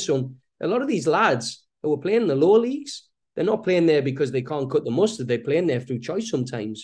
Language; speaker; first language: English; native; English